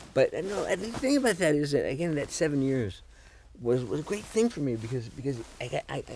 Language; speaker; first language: English; native; English